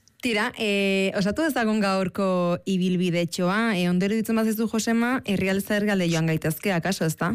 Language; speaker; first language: Basque; native; Basque